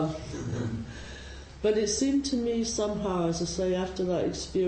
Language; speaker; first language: English; native; English